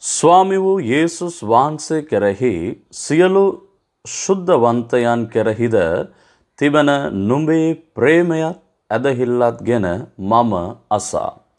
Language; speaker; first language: Sinhala; non-native, local second language; Tamil